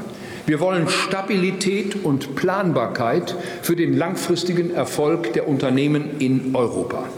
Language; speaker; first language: German; native; German